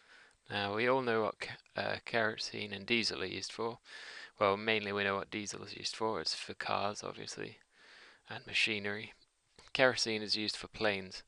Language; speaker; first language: English; native; English